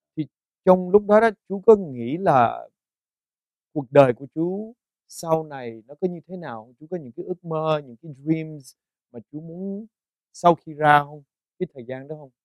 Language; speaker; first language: Vietnamese; early bilingual, heritage; Vietnamese